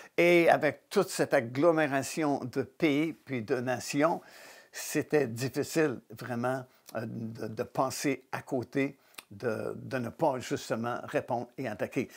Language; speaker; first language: French; native; French